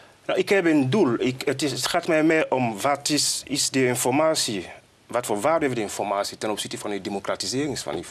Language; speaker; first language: Dutch; non-native, fluent; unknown